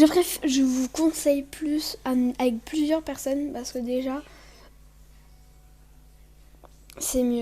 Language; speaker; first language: French; native; French